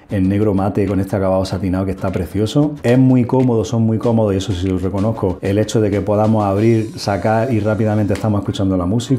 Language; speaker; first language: Spanish; native; Spanish